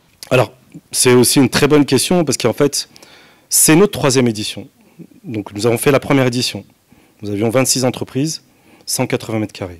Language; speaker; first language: French; non-native, local second language; Arabic